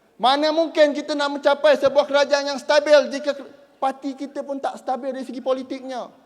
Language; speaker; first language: Malay; native; Malay